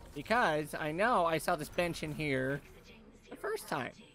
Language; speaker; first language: English; native; English